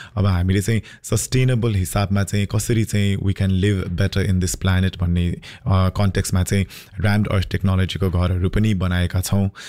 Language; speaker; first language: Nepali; early bilingual, heritage; Nepali